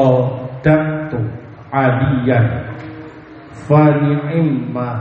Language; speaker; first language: Arabic; non-native, fluent; Indonesian